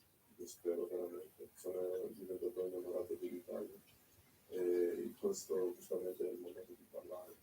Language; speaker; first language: Italian; non-native, fluent; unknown